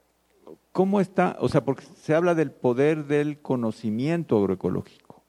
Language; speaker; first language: Spanish; native; Spanish